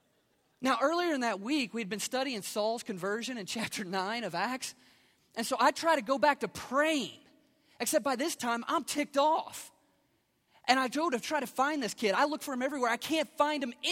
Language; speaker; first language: English; native; English